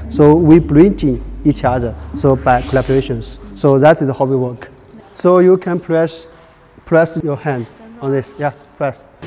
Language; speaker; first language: English; non-native, fluent; Chinese